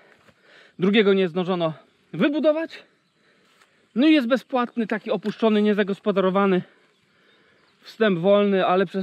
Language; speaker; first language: Polish; native; Polish